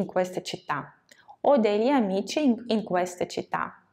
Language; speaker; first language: Italian; non-native, fluent; Russian